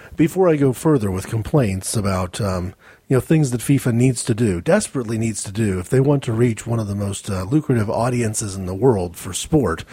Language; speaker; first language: English; native; English